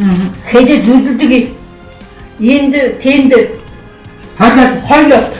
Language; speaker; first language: Mongolian; non-native, local second language; Kazakh